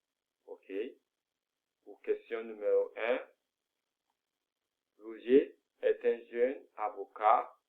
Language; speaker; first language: French; non-native, fluent; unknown